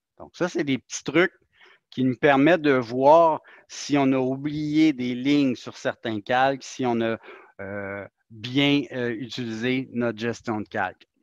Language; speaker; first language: French; native; French